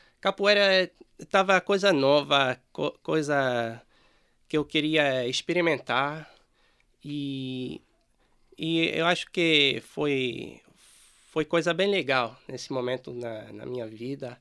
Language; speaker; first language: Portuguese; non-native, learner; English